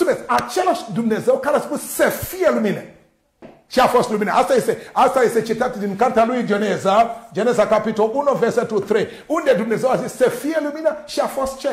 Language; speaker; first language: Romanian; non-native, learner; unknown